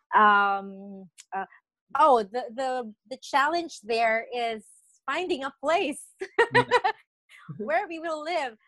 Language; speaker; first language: English; non-native, local second language; Filipino